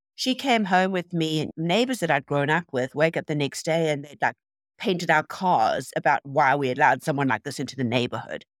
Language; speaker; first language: English; native; English